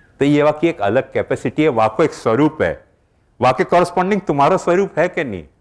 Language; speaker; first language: Hindi; native; Hindi